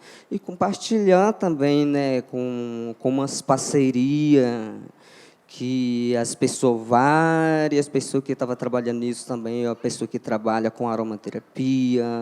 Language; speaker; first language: Portuguese; non-native, local second language; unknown